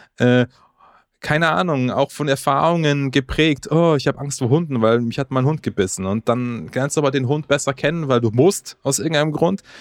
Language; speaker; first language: German; early bilingual, other home language; Croatian